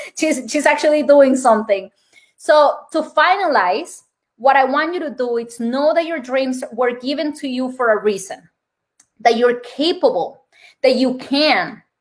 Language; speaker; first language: English; non-native, fluent; Spanish